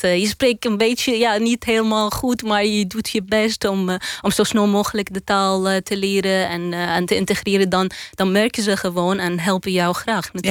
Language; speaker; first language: Dutch; non-native, learner; Arabic